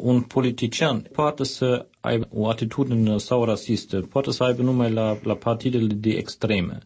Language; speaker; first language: Romanian; non-native, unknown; German